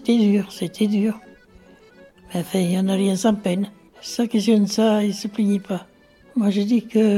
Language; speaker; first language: French; native; French